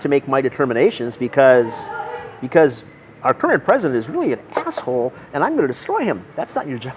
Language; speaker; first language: English; native; English